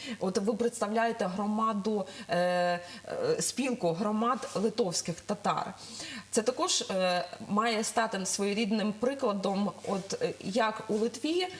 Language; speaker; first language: Ukrainian; native; Ukrainian